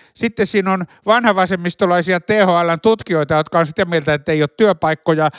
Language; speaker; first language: Finnish; native; Finnish